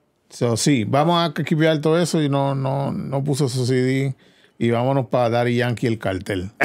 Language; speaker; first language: Spanish; early bilingual, heritage; Spanish